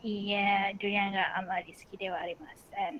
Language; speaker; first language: Japanese; non-native, learner; Malay